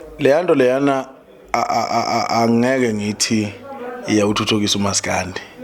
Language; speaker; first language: Zulu; native; Zulu